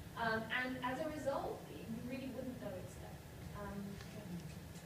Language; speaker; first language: English; native; English